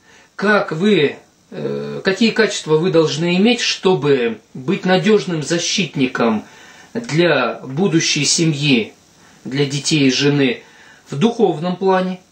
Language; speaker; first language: Russian; native; Russian